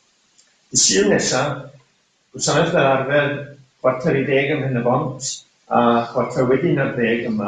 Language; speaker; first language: Welsh; native; Welsh